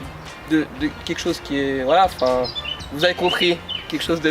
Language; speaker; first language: French; native; French